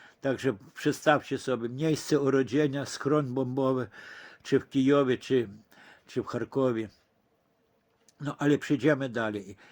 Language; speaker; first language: Polish; early bilingual, heritage; Polish